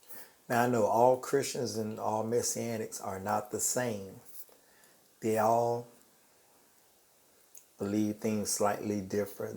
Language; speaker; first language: English; native; English